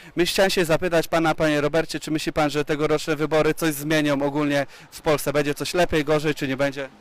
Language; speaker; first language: Polish; native; Polish